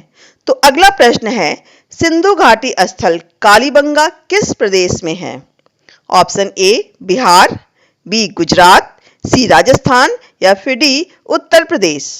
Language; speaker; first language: Hindi; native; Hindi